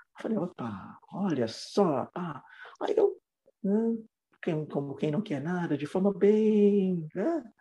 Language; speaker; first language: Portuguese; non-native, fluent; English